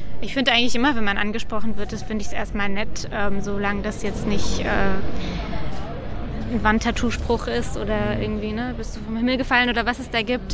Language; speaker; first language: German; native; German